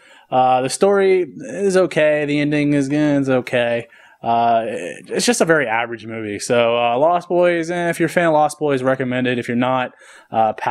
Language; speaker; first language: English; native; English